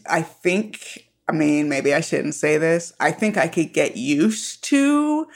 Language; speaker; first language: English; native; English